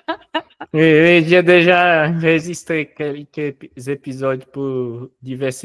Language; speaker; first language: French; non-native, fluent; Portuguese